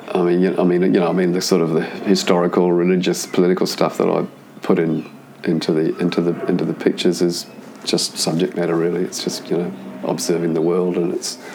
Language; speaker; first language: English; native; English